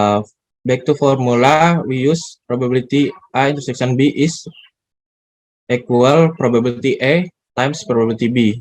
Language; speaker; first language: English; non-native, learner; Indonesian